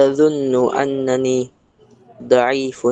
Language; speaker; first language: Arabic; non-native, learner; Filipino